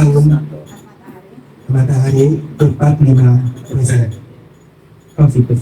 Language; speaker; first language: Indonesian; non-native, learner; Thai